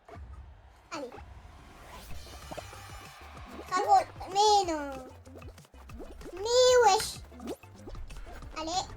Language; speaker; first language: French; native; French